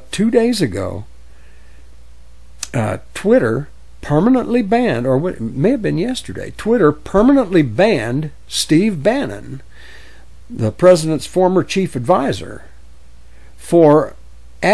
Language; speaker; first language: English; native; English